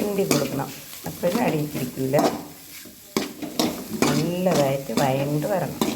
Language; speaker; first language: Malayalam; native; Malayalam